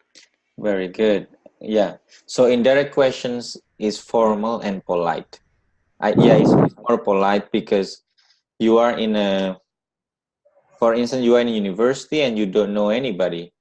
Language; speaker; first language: English; non-native, learner; Indonesian